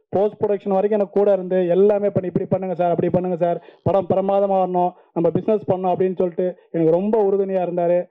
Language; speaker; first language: Tamil; native; Tamil